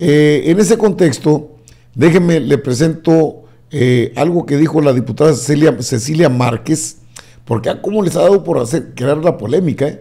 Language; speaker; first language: Spanish; native; Spanish